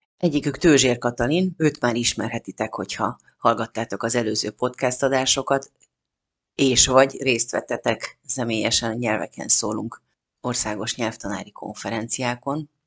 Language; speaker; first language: Hungarian; native; Hungarian